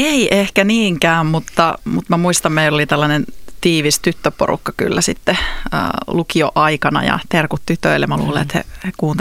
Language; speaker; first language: Finnish; native; Finnish